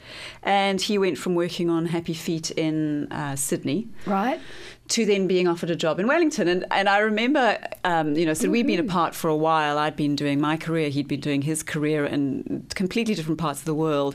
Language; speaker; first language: English; native; English